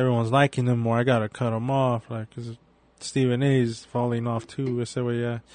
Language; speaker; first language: English; early bilingual, other home language; Spanish